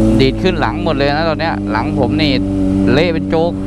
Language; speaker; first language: Thai; native; Thai